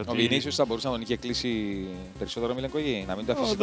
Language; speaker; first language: Greek; native; Greek